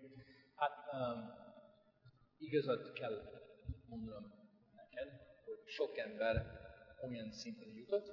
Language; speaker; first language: Hungarian; non-native, fluent; English